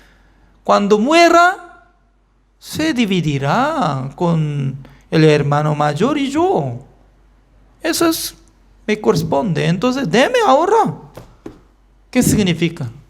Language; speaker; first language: Spanish; non-native, fluent; Korean